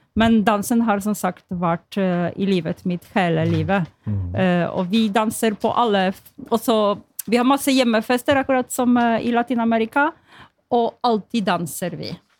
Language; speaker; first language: Norwegian; non-native, fluent; Polish